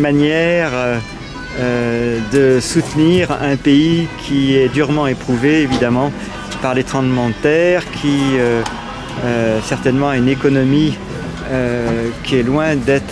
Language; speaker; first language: French; native; French